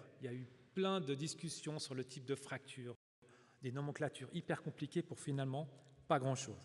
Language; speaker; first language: French; native; French